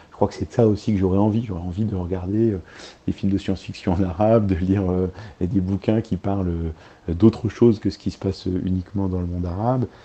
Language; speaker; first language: French; early bilingual, other home language; Arabic